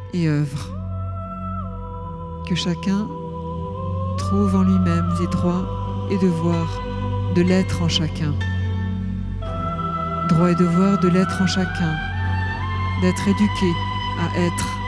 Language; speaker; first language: French; native; French